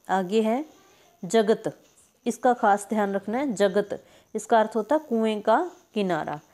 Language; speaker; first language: Hindi; native; Hindi